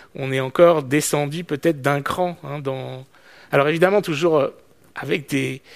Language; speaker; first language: French; native; French